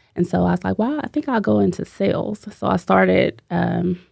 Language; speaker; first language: English; native; English